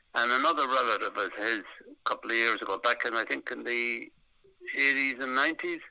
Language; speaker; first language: English; native; English